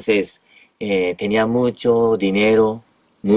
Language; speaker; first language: Spanish; non-native, fluent; Japanese